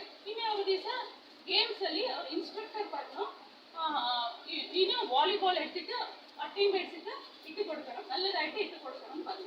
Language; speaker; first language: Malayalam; non-native, learner; Kannada